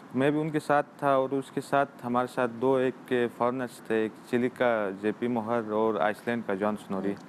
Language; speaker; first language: Urdu; native; Urdu